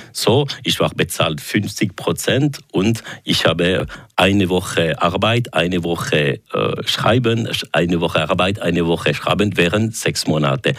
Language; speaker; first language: German; non-native, local second language; French